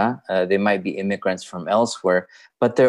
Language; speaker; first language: English; non-native, fluent; Spanish